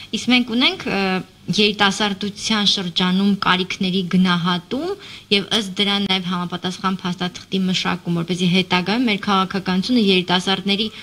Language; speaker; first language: Armenian; native; Armenian